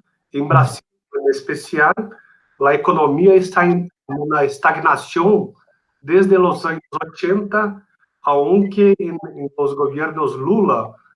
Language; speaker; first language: Spanish; non-native, fluent; Portuguese